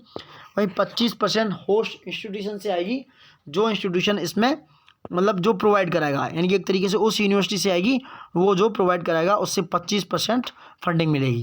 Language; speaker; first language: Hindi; native; Hindi